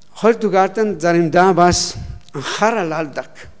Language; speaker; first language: Mongolian; non-native, learner; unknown